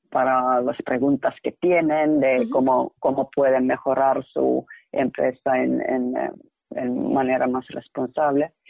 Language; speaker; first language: Spanish; non-native, fluent; Finnish